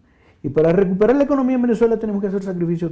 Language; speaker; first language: Spanish; native; Spanish